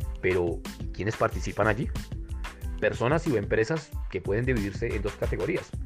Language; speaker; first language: Spanish; native; Spanish